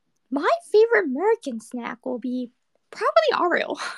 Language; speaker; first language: English; early bilingual, other home language; Japanese